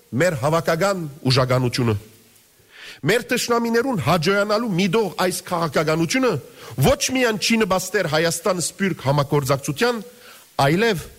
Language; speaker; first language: Armenian; native; Armenian